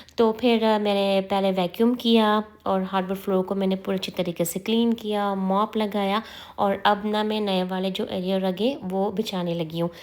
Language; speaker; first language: Urdu; native; Urdu